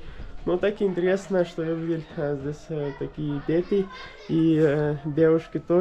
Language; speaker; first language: Russian; non-native, learner; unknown